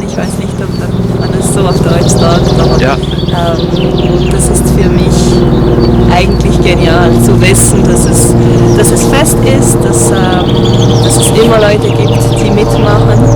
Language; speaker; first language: German; non-native, fluent; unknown